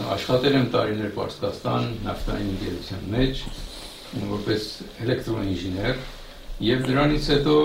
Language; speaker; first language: Armenian; early bilingual, heritage; Armenian